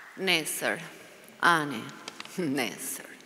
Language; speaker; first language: Italian; non-native, learner; Albanian